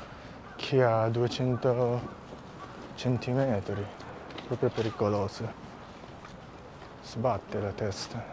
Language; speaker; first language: Italian; non-native, fluent; Japanese